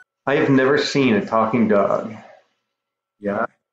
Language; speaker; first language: English; native; English